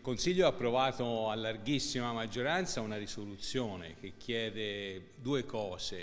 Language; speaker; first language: Italian; native; Italian